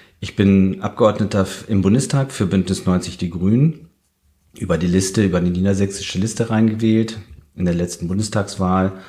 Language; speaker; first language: German; early bilingual, heritage; German